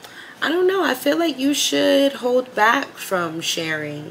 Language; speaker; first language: English; native; English